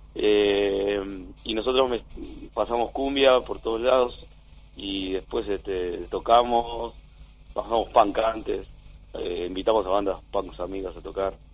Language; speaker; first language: Spanish; native; Spanish